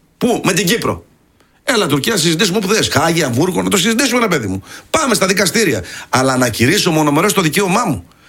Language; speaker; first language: Greek; early bilingual, heritage; Greek